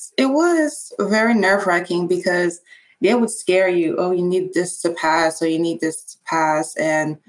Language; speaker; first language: English; non-native, local second language; Igbo